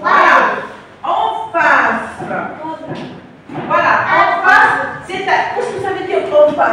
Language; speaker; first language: French; non-native, local second language; Arabic